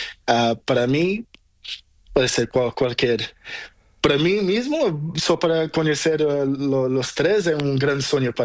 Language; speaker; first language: Spanish; non-native, learner; Portuguese